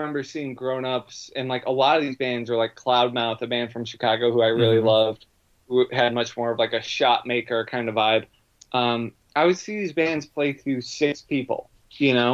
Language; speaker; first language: English; native; English